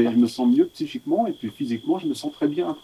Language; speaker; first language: French; native; French